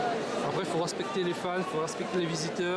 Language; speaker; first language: French; native; French